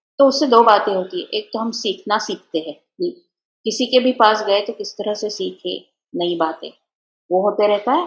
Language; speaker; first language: Hindi; non-native, local second language; Marathi